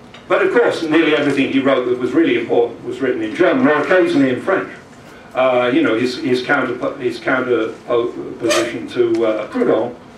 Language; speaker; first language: English; native; English